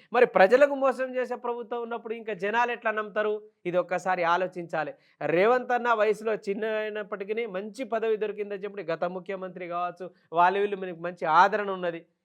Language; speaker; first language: Telugu; non-native, local second language; Lambadi